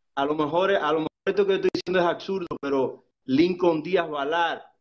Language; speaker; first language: Spanish; native; Spanish